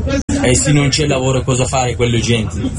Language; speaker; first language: Italian; non-native, learner; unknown